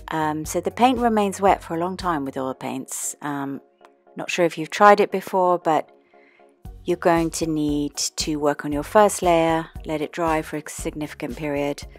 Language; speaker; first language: English; native; English